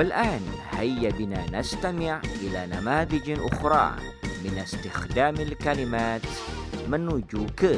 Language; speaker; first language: Arabic; non-native, fluent; Indonesian